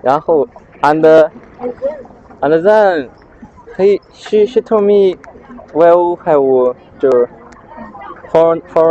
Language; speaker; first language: English; non-native, learner; Chinese